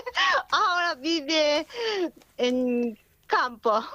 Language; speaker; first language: Spanish; non-native, learner; Japanese